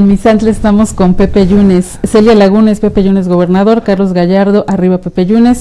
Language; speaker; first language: Spanish; native; Spanish